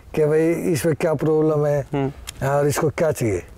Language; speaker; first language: Hindi; native; Hindi